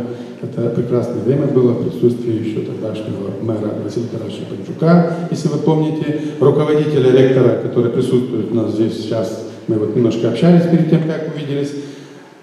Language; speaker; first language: Russian; native; Russian